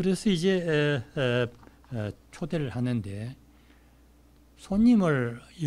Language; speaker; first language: Korean; native; Korean